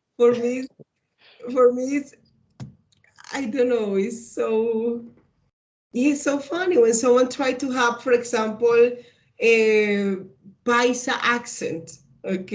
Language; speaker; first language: English; non-native, learner; Spanish